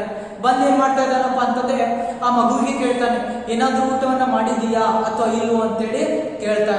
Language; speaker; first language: Kannada; native; Kannada